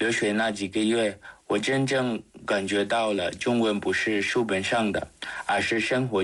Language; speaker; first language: Chinese; non-native, learner; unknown